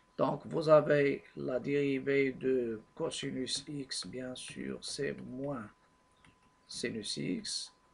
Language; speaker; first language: French; non-native, local second language; Arabic